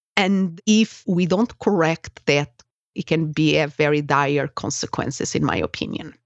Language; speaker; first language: English; non-native, fluent; Portuguese